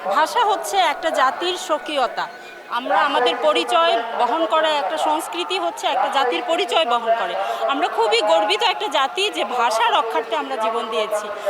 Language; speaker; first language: Bangla; non-native, local second language; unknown